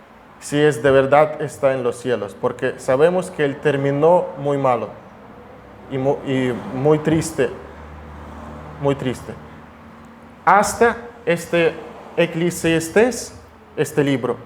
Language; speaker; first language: Spanish; non-native, fluent; Russian